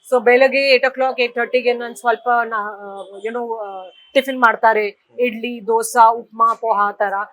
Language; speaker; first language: Kannada; non-native, learner; Hindi